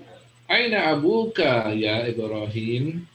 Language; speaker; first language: Arabic; non-native, fluent; English